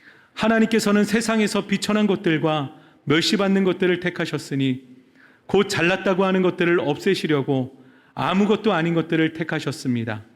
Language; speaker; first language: Korean; native; Korean